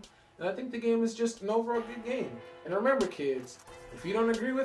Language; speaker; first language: English; native; English